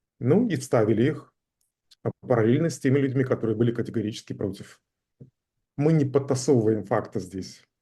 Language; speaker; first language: Russian; native; Russian